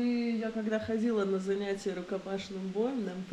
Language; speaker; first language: Russian; native; Russian